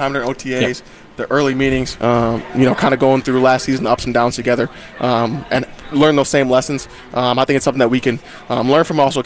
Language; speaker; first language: English; native; English